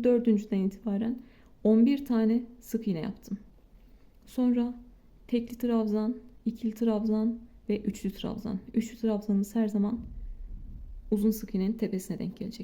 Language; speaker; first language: Turkish; native; Turkish